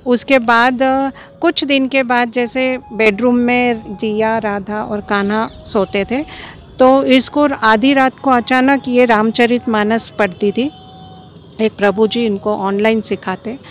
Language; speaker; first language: Hindi; non-native, local second language; Marathi